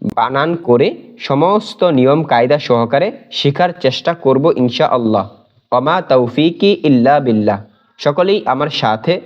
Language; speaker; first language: Bangla; native; Bangla